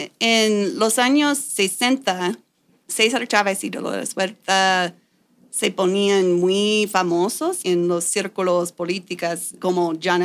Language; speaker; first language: Spanish; non-native, fluent; English